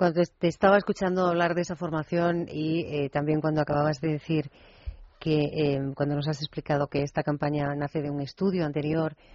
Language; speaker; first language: Spanish; native; Spanish